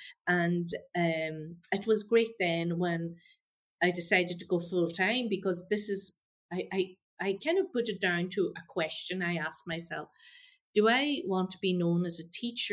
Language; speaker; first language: English; native; English